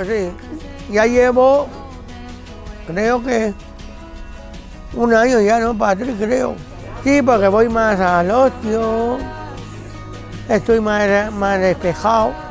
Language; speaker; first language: Catalan; non-native, local second language; Spanish